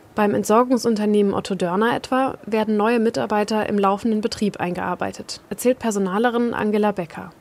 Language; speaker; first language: German; native; German